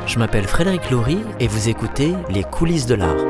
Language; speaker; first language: French; native; French